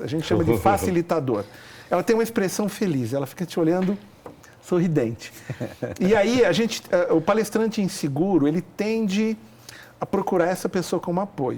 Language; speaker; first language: Portuguese; native; Portuguese